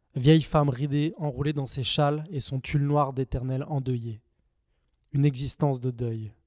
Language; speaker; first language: French; native; French